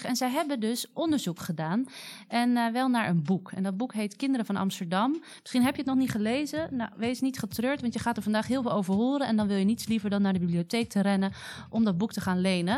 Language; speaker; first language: Dutch; native; Dutch